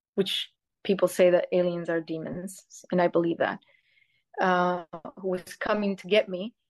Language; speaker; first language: English; early bilingual, other home language; Spanish